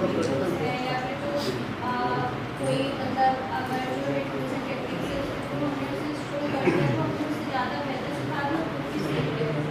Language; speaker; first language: Hindi; native; Hindi